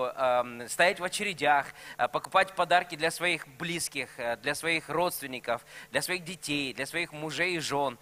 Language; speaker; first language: Russian; native; Russian